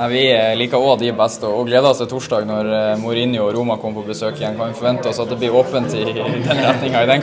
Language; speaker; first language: Norwegian; native; Norwegian